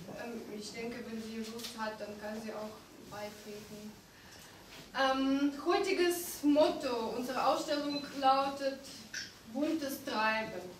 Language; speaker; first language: German; non-native, fluent; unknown